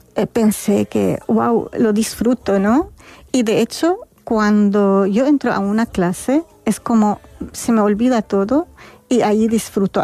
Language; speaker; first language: Spanish; non-native, fluent; Arabic